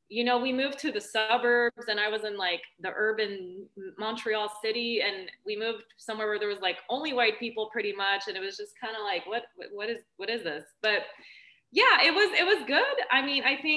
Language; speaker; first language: English; early bilingual, other home language; Romanian